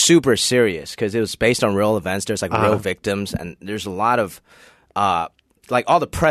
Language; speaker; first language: English; early bilingual, other home language; Cantonese